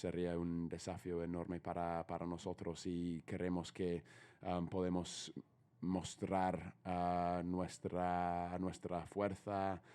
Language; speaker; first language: Spanish; non-native, fluent; English